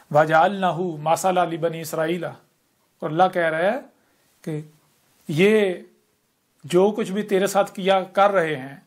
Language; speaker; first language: Urdu; native; Urdu